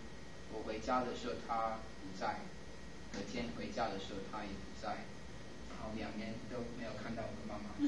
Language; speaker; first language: Chinese; non-native, fluent; English